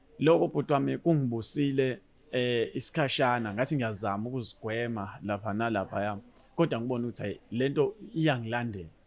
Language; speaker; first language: Zulu; native; Zulu